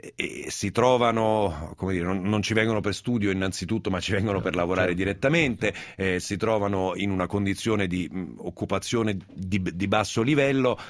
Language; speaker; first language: Italian; native; Italian